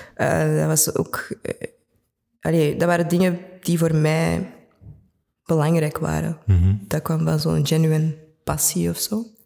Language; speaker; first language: Dutch; native; Dutch